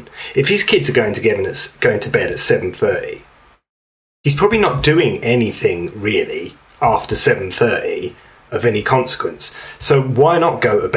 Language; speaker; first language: English; native; English